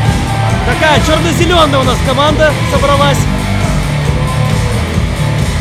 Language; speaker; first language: Russian; native; Russian